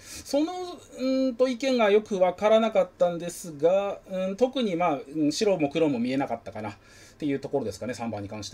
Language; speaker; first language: Japanese; native; Japanese